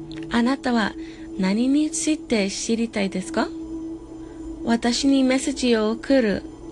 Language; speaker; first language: Japanese; non-native, learner; English